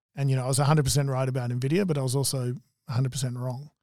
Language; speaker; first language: English; native; English